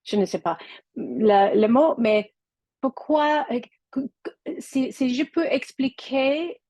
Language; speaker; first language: French; non-native, learner; English